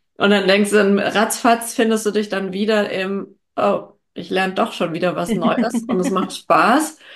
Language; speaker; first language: German; native; German